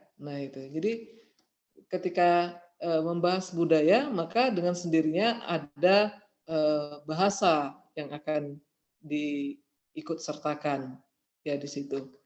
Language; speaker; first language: Indonesian; native; Indonesian